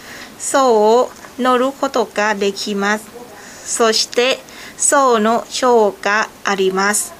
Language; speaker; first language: Japanese; non-native, learner; Thai